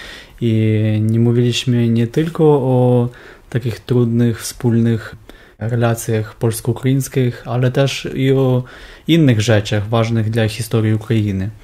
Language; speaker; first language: Polish; non-native, fluent; Ukrainian